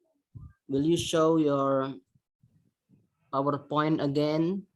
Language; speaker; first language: English; non-native, fluent; Indonesian